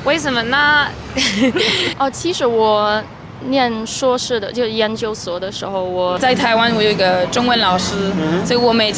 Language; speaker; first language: Chinese; non-native, fluent; French